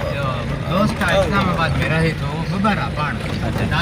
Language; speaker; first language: Hindi; non-native, local second language; Sindhi